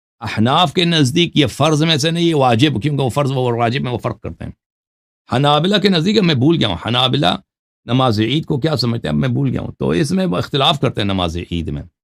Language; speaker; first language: Urdu; non-native, fluent; Persian